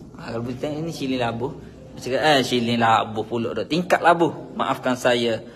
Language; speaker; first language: Malay; native; Malay